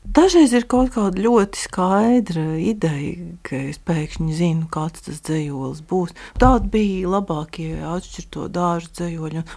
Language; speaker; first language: Latvian; native; Latvian